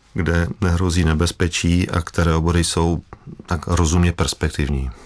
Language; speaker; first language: Czech; native; Czech